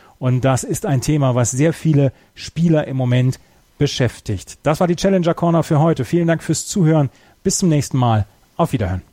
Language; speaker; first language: German; native; German